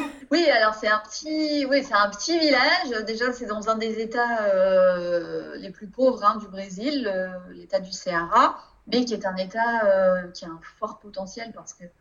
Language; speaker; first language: French; native; French